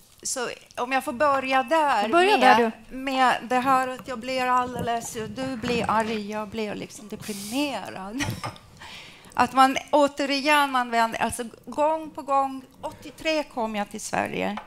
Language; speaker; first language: Swedish; non-native, fluent; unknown